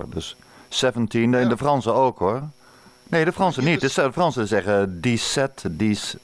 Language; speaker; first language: Dutch; native; Dutch